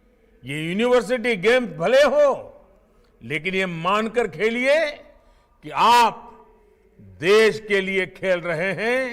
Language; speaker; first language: Hindi; non-native, local second language; Gujarati